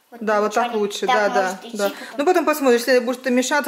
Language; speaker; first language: Russian; native; Russian